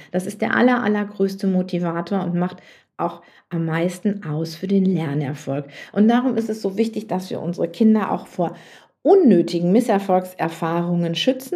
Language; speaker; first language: German; native; German